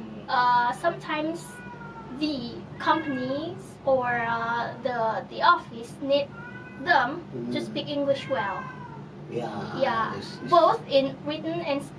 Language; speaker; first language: English; non-native, fluent; Indonesian